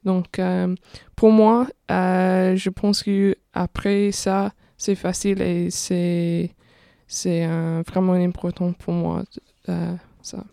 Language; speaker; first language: French; non-native, fluent; English